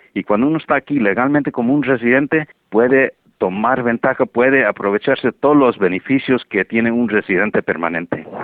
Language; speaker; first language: Spanish; native; Spanish